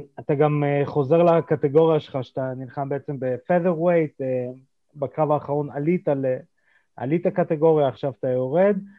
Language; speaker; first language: Hebrew; early bilingual, other home language; Russian